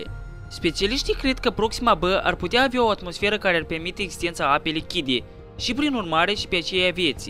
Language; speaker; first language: Romanian; native; Romanian